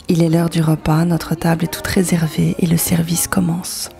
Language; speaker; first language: French; native; French